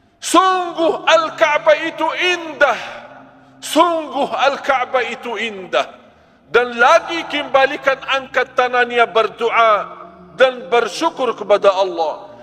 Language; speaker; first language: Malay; non-native, fluent; Arabic